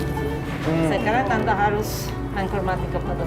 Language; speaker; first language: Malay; non-native, learner; Turkish